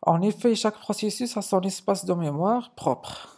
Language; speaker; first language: French; non-native, local second language; Arabic